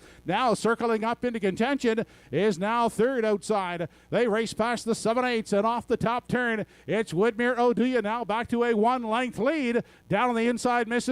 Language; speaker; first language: English; native; English